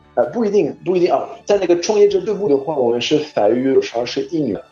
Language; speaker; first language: Chinese; non-native, fluent; French